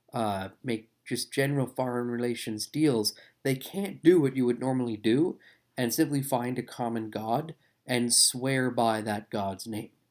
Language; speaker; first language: English; native; English